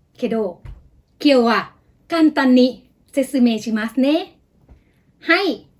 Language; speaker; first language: Japanese; non-native, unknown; Thai